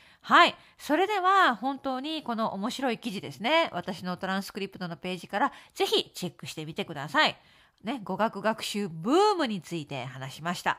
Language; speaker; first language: Japanese; native; Japanese